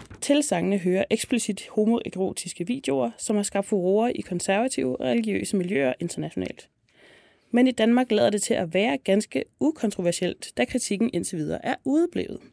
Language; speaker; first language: Danish; native; Danish